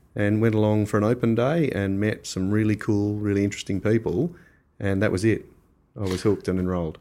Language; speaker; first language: English; native; English